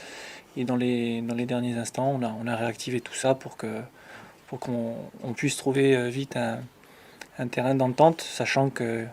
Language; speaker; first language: French; native; French